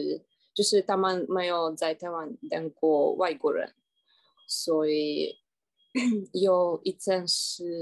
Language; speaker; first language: Chinese; non-native, fluent; Russian